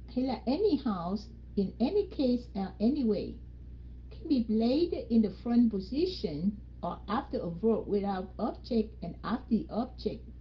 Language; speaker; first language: English; non-native, fluent; Vietnamese